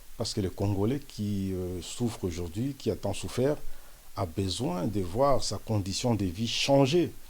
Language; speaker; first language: French; non-native, local second language; Lingala